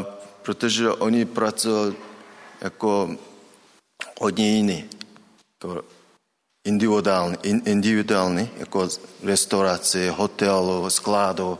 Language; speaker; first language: Czech; non-native, learner; Mongolian